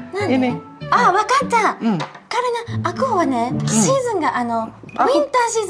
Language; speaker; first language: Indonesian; non-native, learner; Japanese